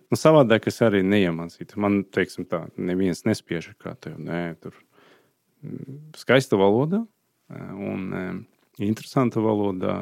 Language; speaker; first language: Latvian; non-native, fluent; Azerbaijani